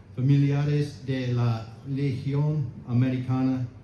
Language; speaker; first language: Spanish; non-native, learner; English